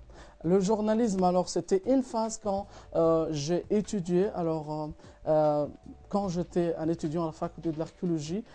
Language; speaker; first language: French; non-native, fluent; Arabic